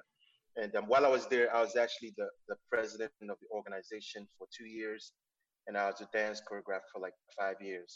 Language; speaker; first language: English; non-native, local second language; Igbo